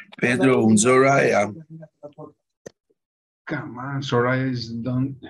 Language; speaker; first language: English; non-native, fluent; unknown